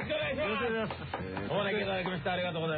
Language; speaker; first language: Japanese; native; Japanese